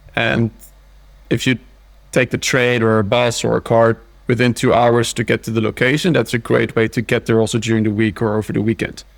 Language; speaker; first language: English; early bilingual, other home language; Dutch